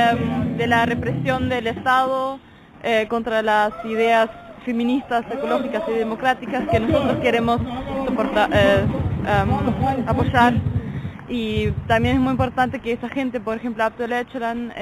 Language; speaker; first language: Spanish; non-native, fluent; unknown